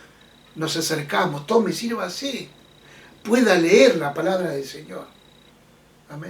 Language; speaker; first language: Spanish; native; Spanish